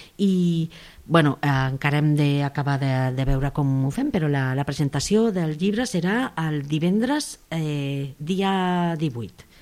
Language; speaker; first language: Catalan; non-native, local second language; Spanish